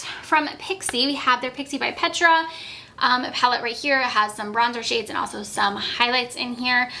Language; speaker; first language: English; native; English